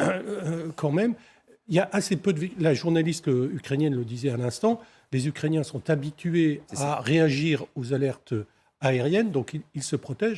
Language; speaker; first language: French; native; French